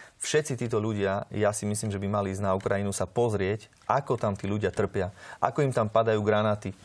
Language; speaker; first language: Slovak; native; Slovak